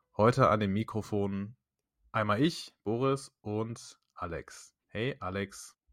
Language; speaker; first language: German; native; German